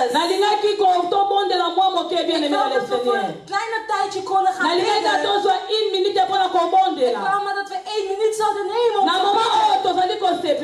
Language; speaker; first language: Dutch; non-native, learner; French